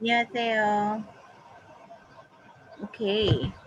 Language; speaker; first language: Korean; non-native, learner; English